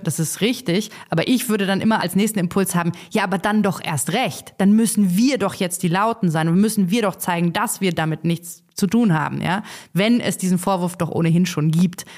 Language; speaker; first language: German; native; German